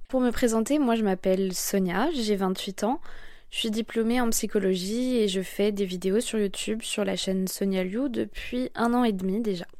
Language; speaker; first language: French; native; French